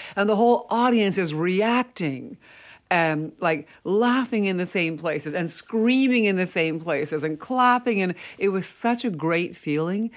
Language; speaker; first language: English; early bilingual, other home language; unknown